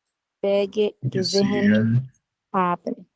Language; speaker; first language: German; non-native, learner; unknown